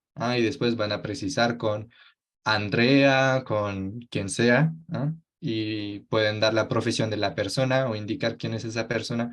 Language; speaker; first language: Spanish; non-native, fluent; French